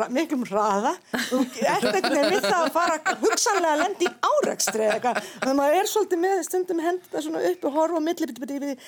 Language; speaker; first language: Icelandic; native; Icelandic